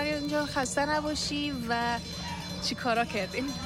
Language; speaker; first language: Persian; native; Persian